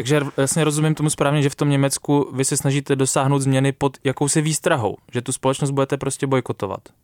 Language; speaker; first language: Czech; native; Czech